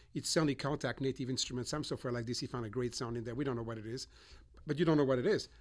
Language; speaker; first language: English; non-native, fluent; French